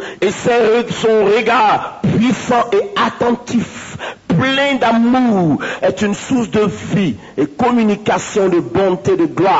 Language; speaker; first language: French; native; French